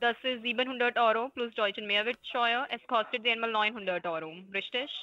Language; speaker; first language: German; non-native, learner; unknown